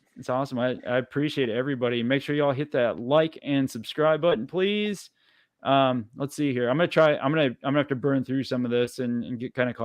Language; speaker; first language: English; native; English